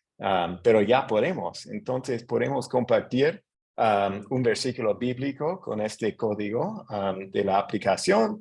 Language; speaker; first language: Spanish; non-native, fluent; English